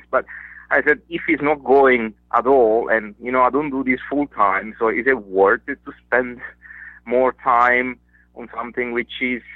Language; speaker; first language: English; non-native, fluent; Italian